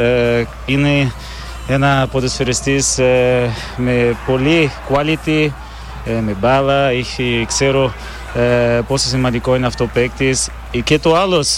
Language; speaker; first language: Greek; non-native, learner; Portuguese